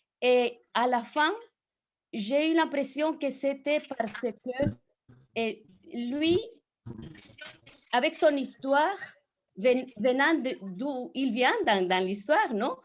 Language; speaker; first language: French; non-native, fluent; Spanish